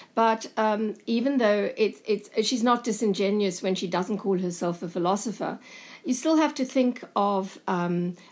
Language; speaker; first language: English; native; English